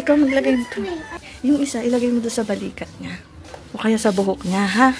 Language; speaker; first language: Filipino; native; Filipino